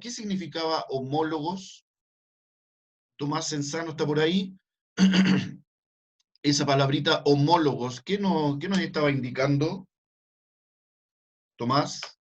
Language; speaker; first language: Spanish; native; Spanish